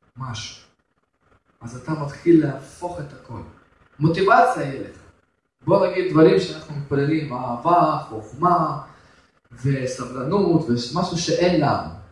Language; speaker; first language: Hebrew; non-native, fluent; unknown